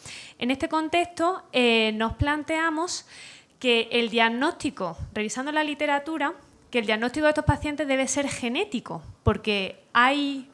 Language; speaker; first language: Spanish; native; Spanish